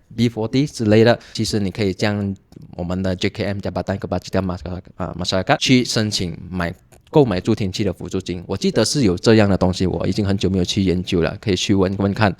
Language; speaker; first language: Chinese; non-native, local second language; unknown